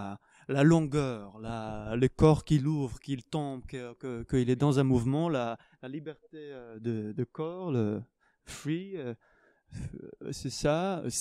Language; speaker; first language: French; non-native, fluent; Hebrew